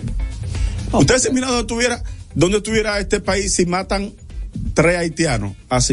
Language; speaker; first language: Spanish; native; Spanish